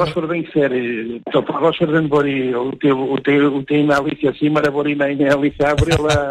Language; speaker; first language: Greek; non-native, learner; Portuguese